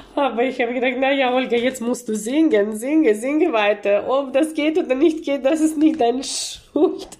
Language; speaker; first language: German; non-native, learner; Ukrainian